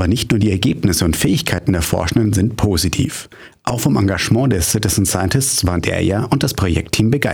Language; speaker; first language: German; native; German